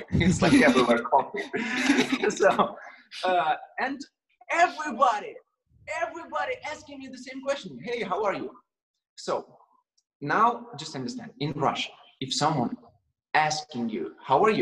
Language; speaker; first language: English; non-native, fluent; Russian